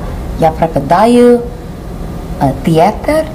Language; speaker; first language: Russian; non-native, learner; English